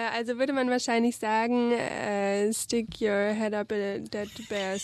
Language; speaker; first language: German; native; German